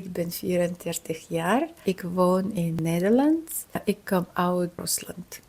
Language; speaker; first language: Dutch; non-native, learner; Yakut